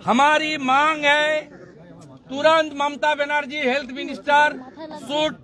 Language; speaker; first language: Hindi; non-native, local second language; Bangla